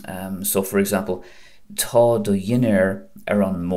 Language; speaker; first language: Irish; non-native, local second language; English